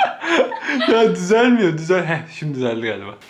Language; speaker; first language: Turkish; native; Turkish